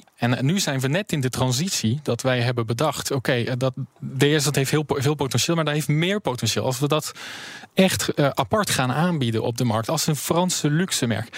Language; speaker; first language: Dutch; early bilingual, heritage; Dutch